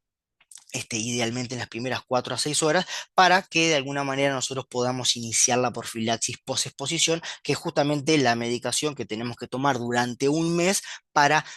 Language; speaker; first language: Spanish; native; Spanish